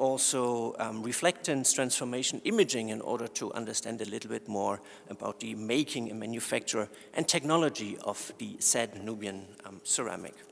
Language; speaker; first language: English; non-native, fluent; German